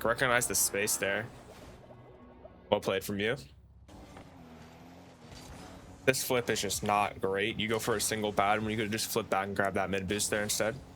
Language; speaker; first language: English; native; English